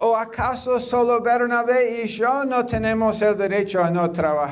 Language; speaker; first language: Spanish; non-native, fluent; English